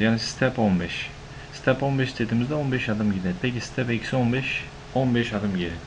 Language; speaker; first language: Turkish; native; Turkish